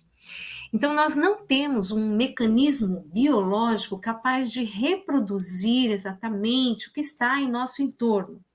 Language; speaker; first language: Portuguese; native; Portuguese